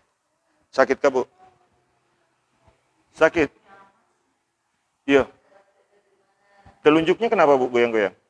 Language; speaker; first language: Indonesian; native; Indonesian